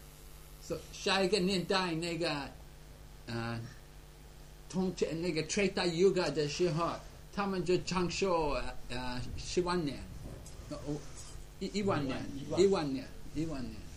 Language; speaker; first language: Chinese; non-native, fluent; English